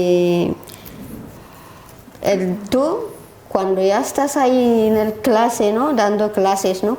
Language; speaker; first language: Spanish; non-native, learner; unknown